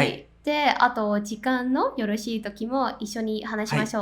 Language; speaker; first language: Japanese; non-native, fluent; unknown